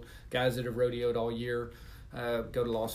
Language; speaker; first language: English; native; English